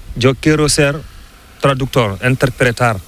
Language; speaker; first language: Spanish; non-native, learner; Fula